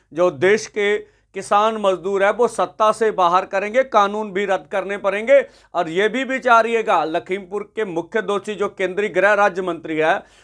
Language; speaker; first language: Hindi; non-native, local second language; Punjabi